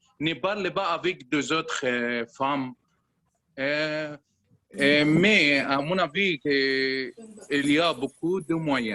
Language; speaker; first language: French; non-native, learner; Arabic